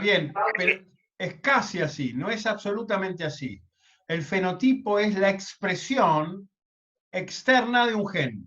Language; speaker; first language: Spanish; native; Spanish